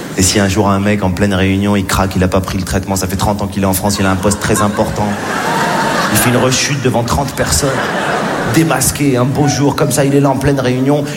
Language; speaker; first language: French; native; French